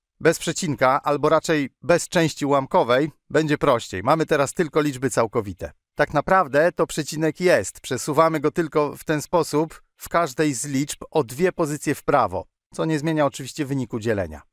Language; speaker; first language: Polish; native; Polish